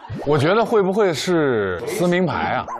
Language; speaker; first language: Chinese; native; Chinese